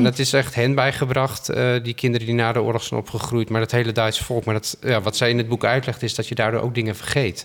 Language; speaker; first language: Dutch; native; Dutch